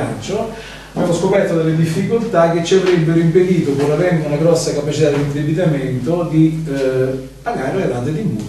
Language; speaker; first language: Italian; native; Italian